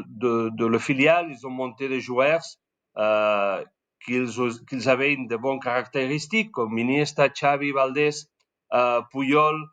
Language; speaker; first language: French; non-native, learner; Spanish